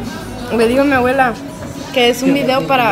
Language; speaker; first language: Spanish; early bilingual, heritage; Spanish